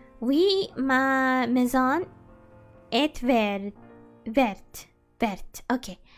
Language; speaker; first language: French; non-native, learner; Spanish